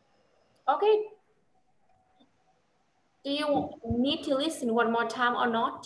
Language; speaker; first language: English; non-native, fluent; Vietnamese